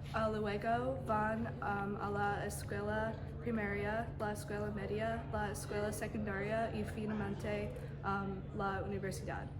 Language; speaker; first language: Spanish; non-native, learner; English